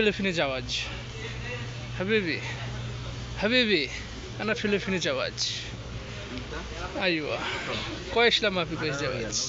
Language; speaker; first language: Arabic; non-native, learner; Bangla